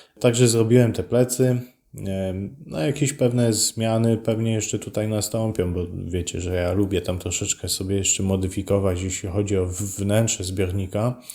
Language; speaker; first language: Polish; native; Polish